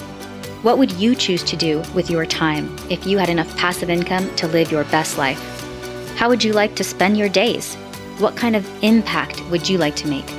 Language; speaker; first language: English; native; English